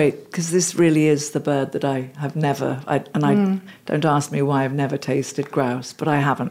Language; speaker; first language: English; native; English